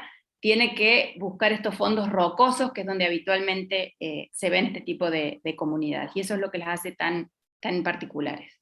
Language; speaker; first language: Spanish; native; Spanish